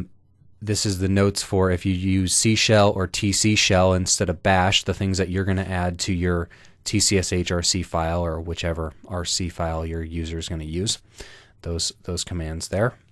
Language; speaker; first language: English; native; English